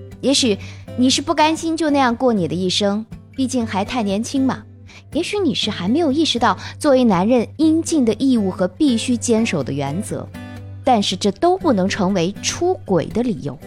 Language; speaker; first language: Chinese; native; Chinese